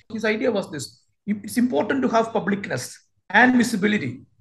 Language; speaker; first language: English; non-native, local second language; Malayalam